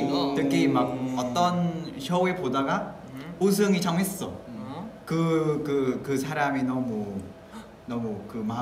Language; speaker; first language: Korean; non-native, fluent; Vietnamese